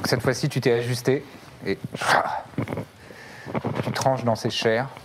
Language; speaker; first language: French; native; French